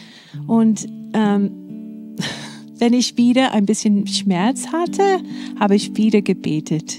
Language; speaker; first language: German; non-native, fluent; English